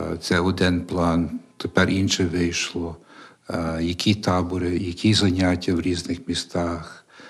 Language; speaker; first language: Ukrainian; early bilingual, heritage; Ukrainian